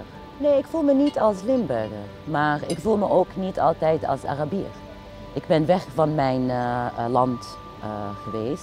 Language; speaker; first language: Dutch; non-native, fluent; Arabic